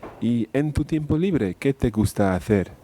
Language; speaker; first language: Spanish; non-native, fluent; English